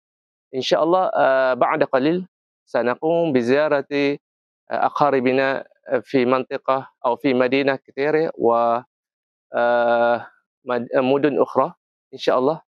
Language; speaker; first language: Arabic; non-native, fluent; Malay